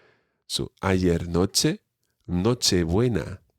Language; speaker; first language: Spanish; non-native, fluent; English